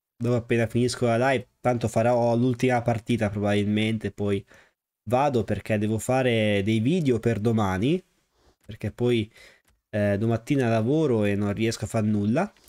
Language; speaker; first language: Italian; native; Italian